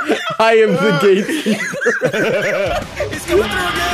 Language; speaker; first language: English; native; English